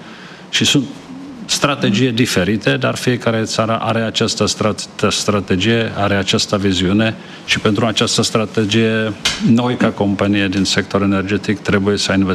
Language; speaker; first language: Romanian; non-native, fluent; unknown